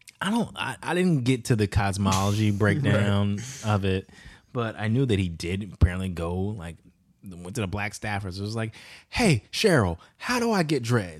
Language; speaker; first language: English; native; English